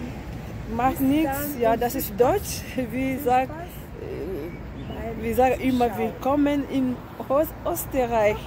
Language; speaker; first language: German; non-native, learner; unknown